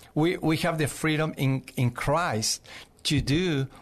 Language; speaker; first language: English; non-native, fluent; Spanish